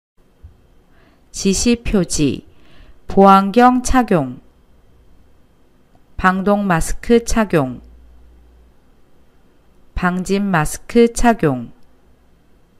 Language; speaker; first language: Korean; native; Korean